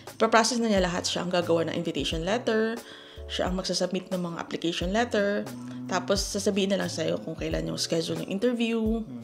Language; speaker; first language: Filipino; native; Filipino